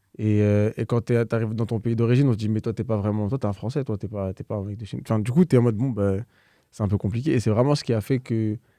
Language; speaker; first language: French; native; French